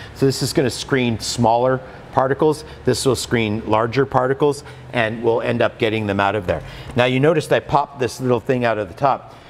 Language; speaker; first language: English; native; English